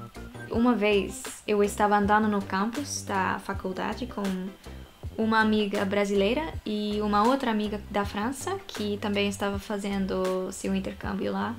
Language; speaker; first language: Portuguese; non-native, fluent; Japanese